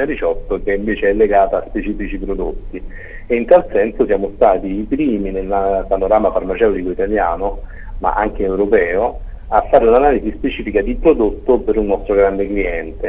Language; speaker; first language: Italian; native; Italian